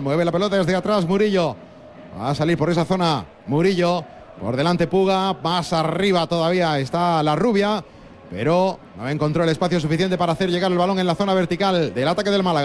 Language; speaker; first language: Spanish; native; Spanish